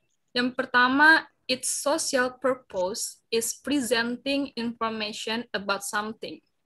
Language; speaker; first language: English; non-native, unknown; Indonesian